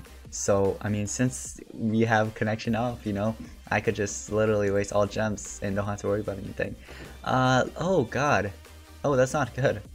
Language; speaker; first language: English; native; English